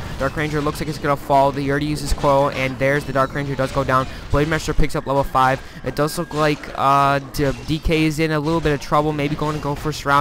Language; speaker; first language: English; native; English